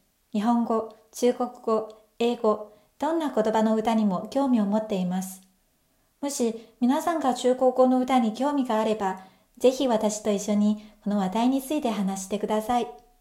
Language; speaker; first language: Japanese; non-native, fluent; Chinese